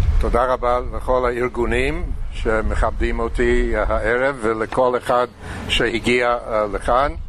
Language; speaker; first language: Hebrew; non-native, fluent; English